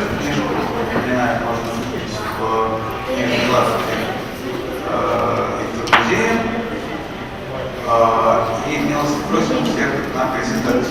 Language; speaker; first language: Russian; native; Russian